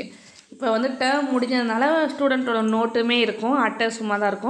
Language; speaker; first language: Tamil; native; Tamil